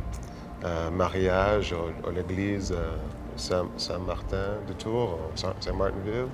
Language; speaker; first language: French; non-native, local second language; English